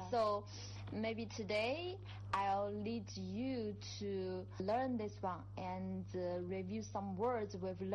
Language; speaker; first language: English; non-native, fluent; Chinese